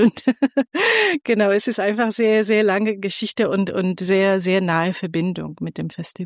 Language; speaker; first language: German; non-native, fluent; Persian